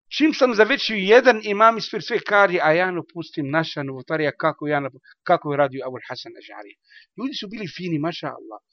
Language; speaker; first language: Bosnian; non-native, learner; Arabic